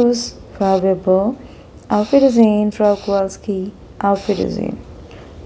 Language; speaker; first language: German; non-native, fluent; Hindi